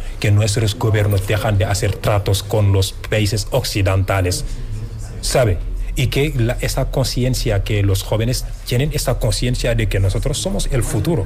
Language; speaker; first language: Spanish; non-native, fluent; Wolof